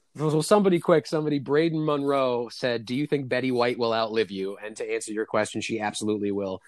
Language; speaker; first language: English; native; English